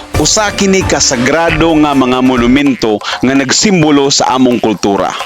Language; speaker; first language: Cebuano; non-native, local second language; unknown